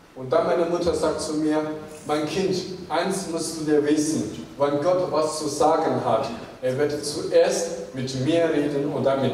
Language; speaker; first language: German; non-native, fluent; Chinese